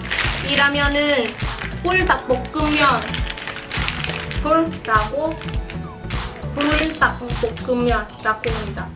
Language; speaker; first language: Korean; non-native, learner; Vietnamese